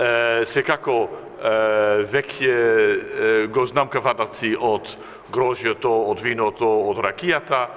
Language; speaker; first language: Macedonian; non-native, fluent; Dutch